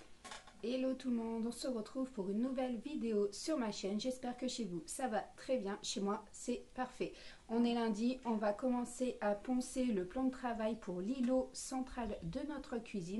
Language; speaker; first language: French; native; French